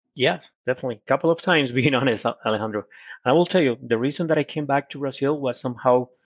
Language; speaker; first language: English; non-native, fluent; Spanish